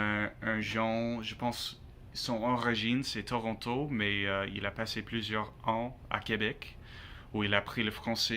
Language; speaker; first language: French; non-native, learner; English